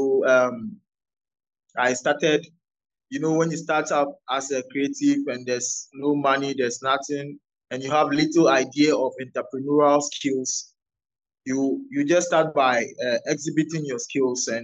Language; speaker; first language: English; non-native, local second language; Ewe